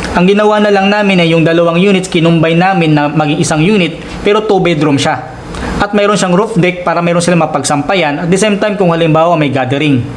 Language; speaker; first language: Filipino; non-native, local second language; Waray